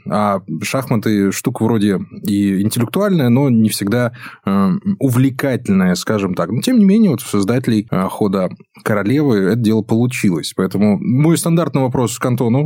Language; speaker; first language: Russian; native; Russian